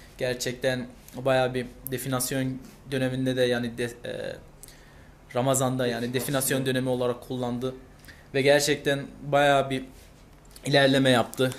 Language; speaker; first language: Turkish; early bilingual, heritage; Turkish